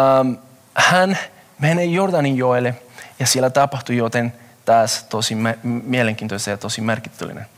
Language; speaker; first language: Finnish; non-native, fluent; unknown